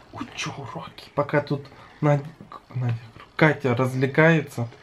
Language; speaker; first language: Russian; native; Russian